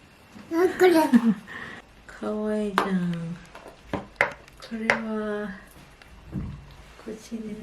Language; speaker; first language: Japanese; non-native, fluent; Filipino